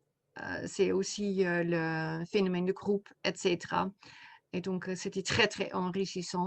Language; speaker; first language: French; non-native, fluent; Dutch